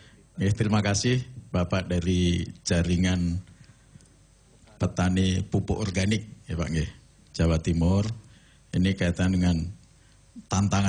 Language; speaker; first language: Indonesian; non-native, local second language; Javanese